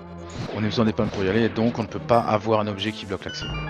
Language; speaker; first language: French; native; French